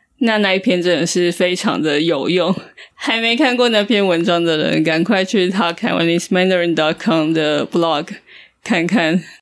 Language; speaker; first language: Chinese; native; Chinese